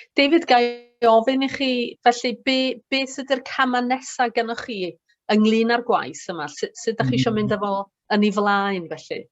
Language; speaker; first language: Welsh; native; Welsh